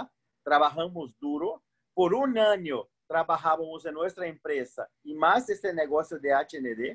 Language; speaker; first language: Spanish; non-native, fluent; Portuguese